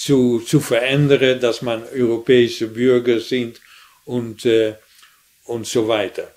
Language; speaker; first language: German; non-native, fluent; Dutch